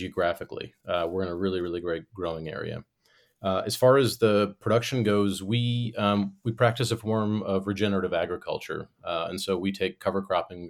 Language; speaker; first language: English; native; English